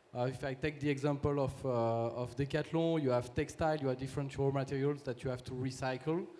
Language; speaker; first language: English; non-native, fluent; French